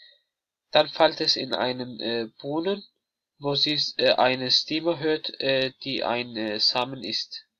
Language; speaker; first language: German; non-native, learner; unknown